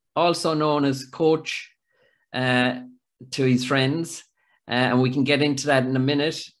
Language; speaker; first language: English; native; English